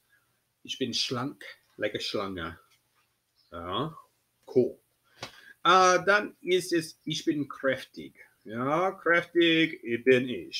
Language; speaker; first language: German; non-native, fluent; English